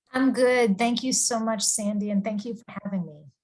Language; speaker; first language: English; native; English